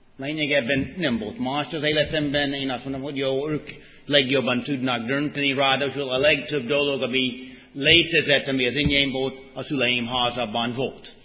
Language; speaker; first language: Hungarian; non-native, fluent; English